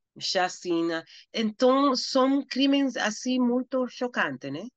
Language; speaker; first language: Portuguese; non-native, learner; Spanish